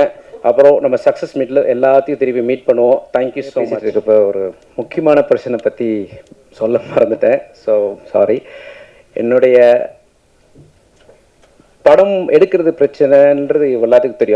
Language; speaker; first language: Tamil; native; Tamil